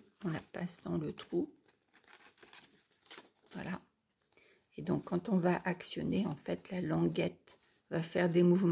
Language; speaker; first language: French; native; French